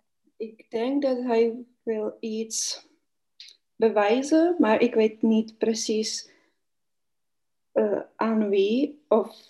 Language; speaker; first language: Dutch; non-native, learner; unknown